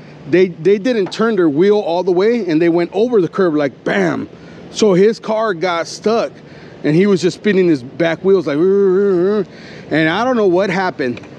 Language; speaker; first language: English; early bilingual, other home language; Spanish